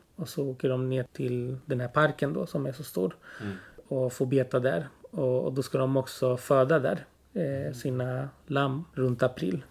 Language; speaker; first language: Swedish; early bilingual, other home language; Spanish